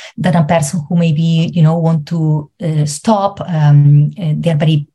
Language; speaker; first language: English; non-native, fluent; Spanish